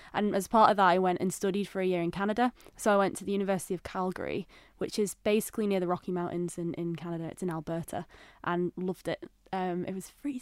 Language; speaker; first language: English; native; English